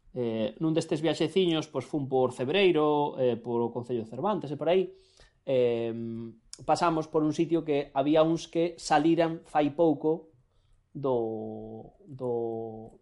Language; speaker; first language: Galician; non-native, local second language; Spanish